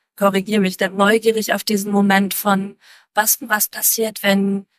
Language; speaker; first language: German; native; German